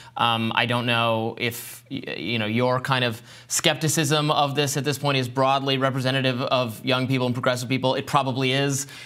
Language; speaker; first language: English; native; English